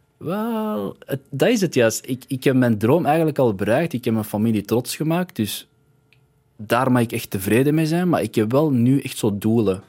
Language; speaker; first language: Dutch; early bilingual, other home language; Arabic